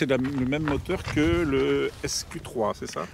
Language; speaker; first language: French; native; French